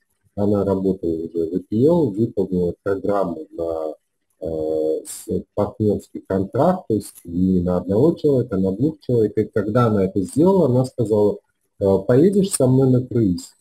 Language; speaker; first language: Russian; native; Russian